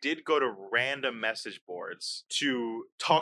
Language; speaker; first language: English; native; English